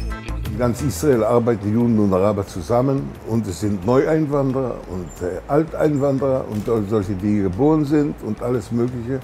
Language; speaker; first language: German; non-native, fluent; Hebrew